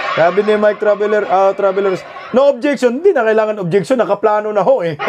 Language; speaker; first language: Filipino; non-native, local second language; Cebuano